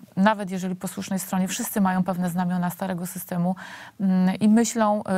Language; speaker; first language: Polish; native; Polish